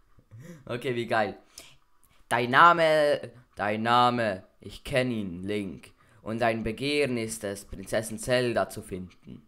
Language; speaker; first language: German; native; German